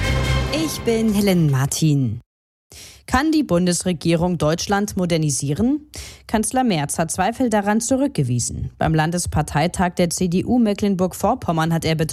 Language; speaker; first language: German; native; German